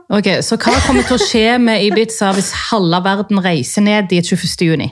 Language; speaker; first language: Norwegian; native; Norwegian